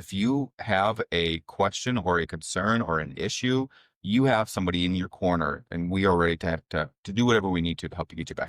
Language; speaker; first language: English; native; English